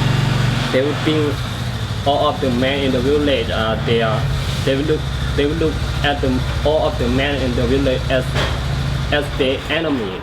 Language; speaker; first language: English; non-native, learner; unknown